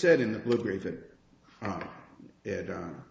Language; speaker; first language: English; native; English